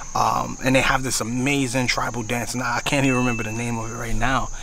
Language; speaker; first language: English; native; English